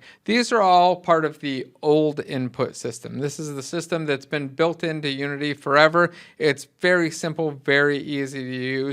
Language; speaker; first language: English; native; English